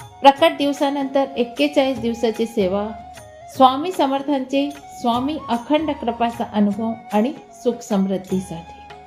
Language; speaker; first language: Marathi; non-native, local second language; Hindi